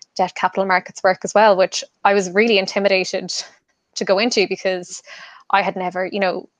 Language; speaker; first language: English; native; English